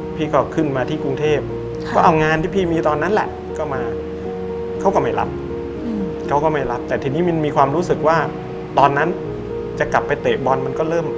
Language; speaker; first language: Thai; native; Thai